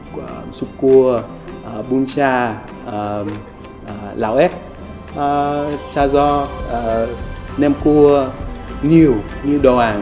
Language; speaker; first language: Vietnamese; non-native, learner; English